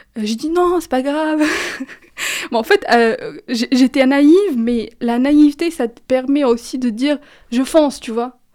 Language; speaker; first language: French; non-native, local second language; Arabic